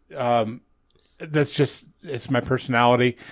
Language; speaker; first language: English; native; English